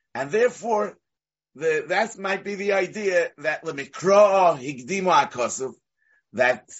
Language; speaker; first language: English; native; English